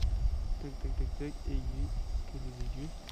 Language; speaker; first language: French; native; French